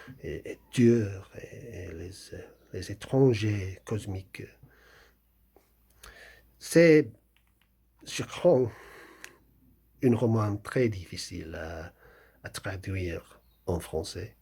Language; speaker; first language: French; non-native, fluent; English